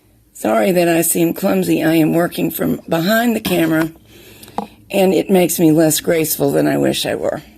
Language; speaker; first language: English; native; English